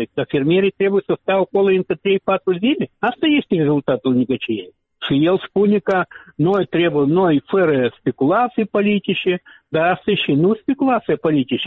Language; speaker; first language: Romanian; non-native, local second language; Russian